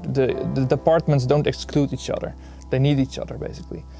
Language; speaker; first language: English; non-native, fluent; Dutch